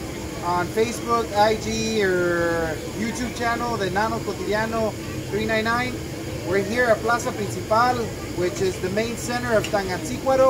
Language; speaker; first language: English; early bilingual, other home language; Spanish